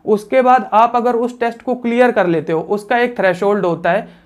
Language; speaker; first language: Hindi; native; Hindi